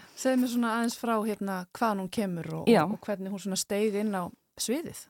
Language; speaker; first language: Icelandic; native; Icelandic